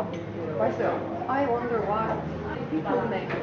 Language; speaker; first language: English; non-native, fluent; Korean